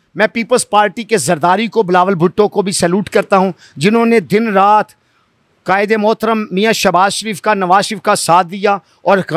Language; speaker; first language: Urdu; non-native, local second language; Punjabi